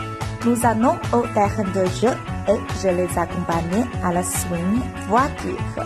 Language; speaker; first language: French; non-native, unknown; Chinese